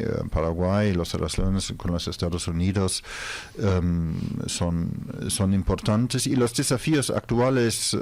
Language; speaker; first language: Spanish; non-native, fluent; German